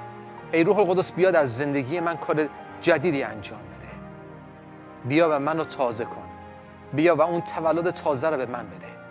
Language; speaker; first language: Persian; native; Persian